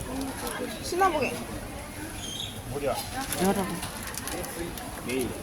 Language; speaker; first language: Korean; native; Korean